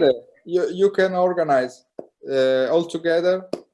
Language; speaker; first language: English; non-native, learner; Italian